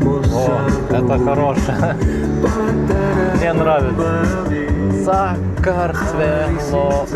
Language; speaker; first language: Russian; non-native, learner; Lithuanian